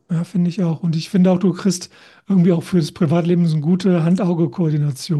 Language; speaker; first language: German; native; German